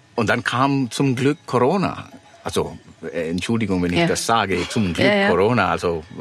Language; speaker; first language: German; non-native, fluent; Sinhala